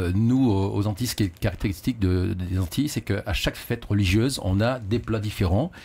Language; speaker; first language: French; native; French